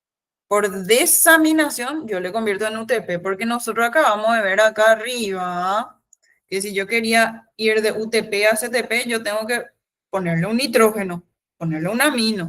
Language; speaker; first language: Spanish; native; Spanish